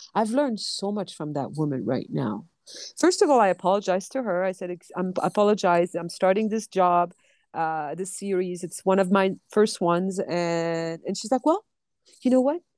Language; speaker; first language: English; non-native, fluent; French